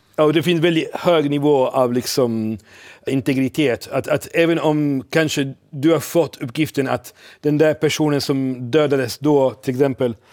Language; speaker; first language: Swedish; non-native, fluent; Italian